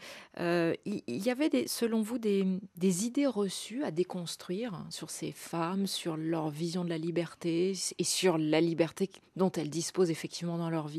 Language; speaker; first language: French; native; French